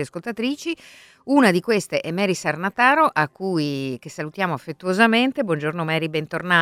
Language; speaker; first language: Italian; native; Italian